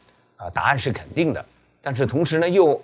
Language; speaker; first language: Chinese; native; Chinese